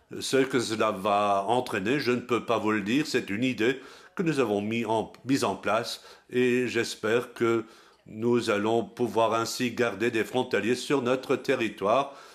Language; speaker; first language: French; non-native, local second language; Luxembourgish